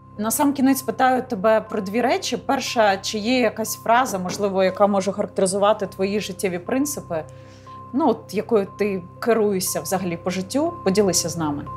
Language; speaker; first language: Ukrainian; native; Ukrainian